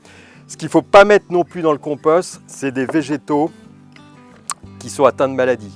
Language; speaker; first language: French; native; French